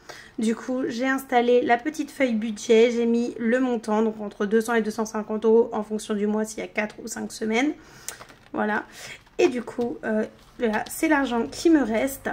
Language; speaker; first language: French; native; French